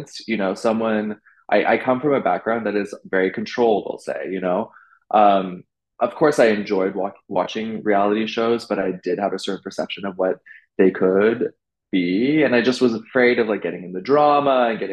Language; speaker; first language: English; native; English